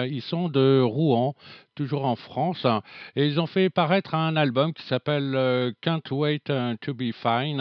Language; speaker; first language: French; native; French